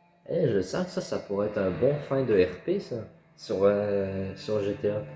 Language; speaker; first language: French; native; French